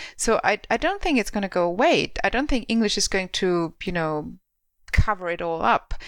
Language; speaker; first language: English; non-native, fluent; German